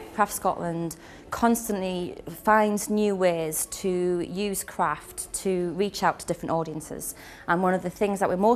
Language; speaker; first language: English; native; English